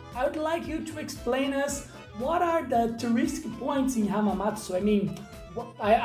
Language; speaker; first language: English; non-native, fluent; Portuguese